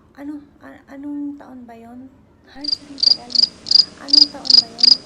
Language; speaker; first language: Filipino; non-native, local second language; Cebuano